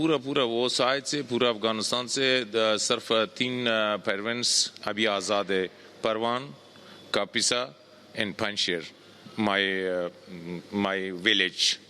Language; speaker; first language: Hindi; non-native, learner; Persian